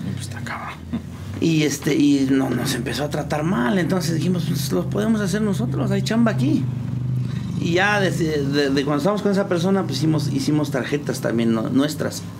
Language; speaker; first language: Spanish; native; Spanish